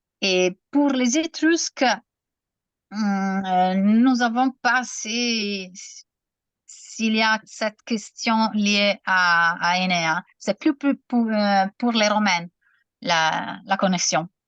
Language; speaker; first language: French; non-native, learner; Italian